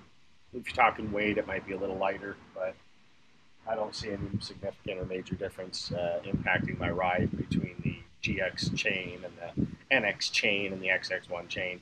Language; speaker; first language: English; native; English